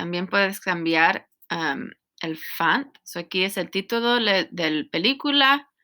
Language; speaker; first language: Spanish; non-native, learner; English